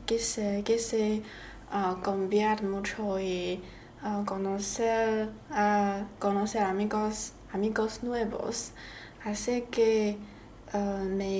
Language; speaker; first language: Spanish; non-native, learner; Chinese